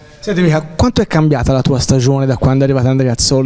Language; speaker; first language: Italian; native; Italian